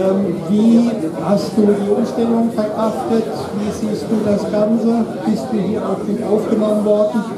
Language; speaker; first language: German; native; German